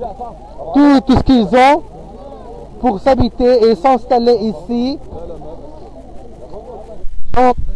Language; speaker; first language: French; non-native, fluent; Arabic